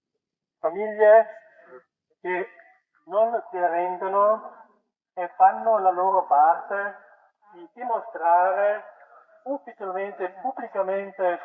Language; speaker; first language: Italian; non-native, fluent; German